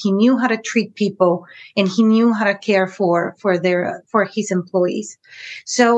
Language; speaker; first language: English; native; English